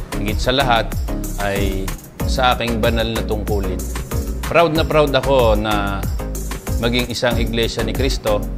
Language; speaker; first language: Filipino; native; Filipino